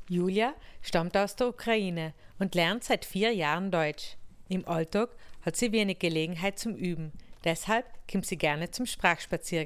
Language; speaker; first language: German; native; German